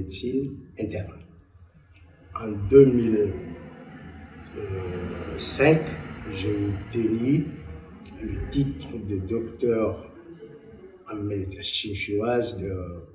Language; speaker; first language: French; non-native, local second language; Malagasy